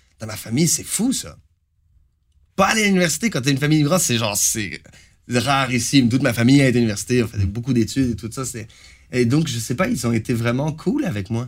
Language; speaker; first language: French; native; French